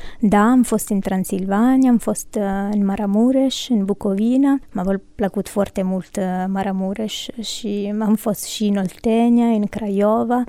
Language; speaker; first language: Romanian; non-native, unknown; Italian